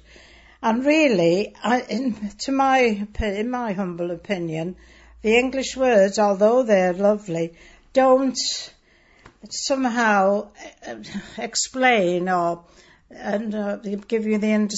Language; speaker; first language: English; non-native, local second language; Welsh